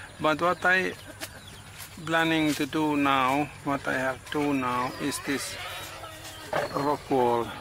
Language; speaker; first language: English; non-native, learner; Finnish